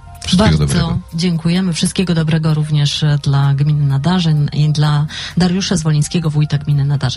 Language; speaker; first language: Polish; native; Polish